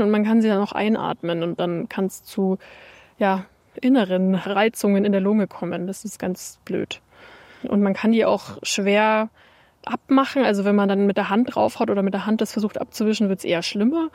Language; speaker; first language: German; native; German